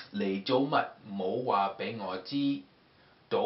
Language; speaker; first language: Cantonese; non-native, learner; English